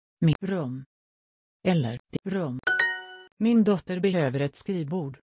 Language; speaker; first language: Swedish; non-native, learner; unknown